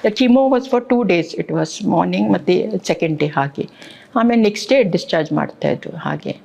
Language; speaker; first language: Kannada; non-native, local second language; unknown